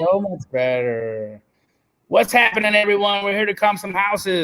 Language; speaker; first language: English; native; English